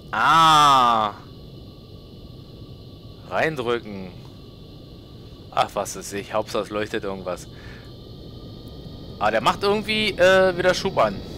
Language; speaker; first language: German; native; German